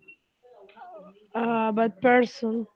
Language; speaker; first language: English; non-native, learner; Spanish